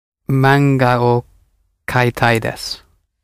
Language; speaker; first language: Japanese; non-native, learner; English